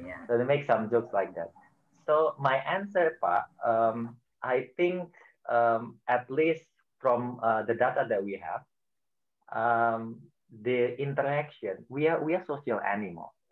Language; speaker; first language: English; non-native, fluent; Indonesian